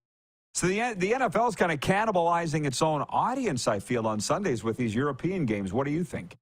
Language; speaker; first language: English; native; English